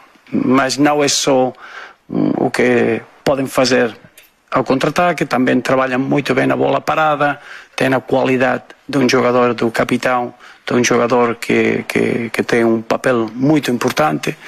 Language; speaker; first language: Portuguese; non-native, fluent; Spanish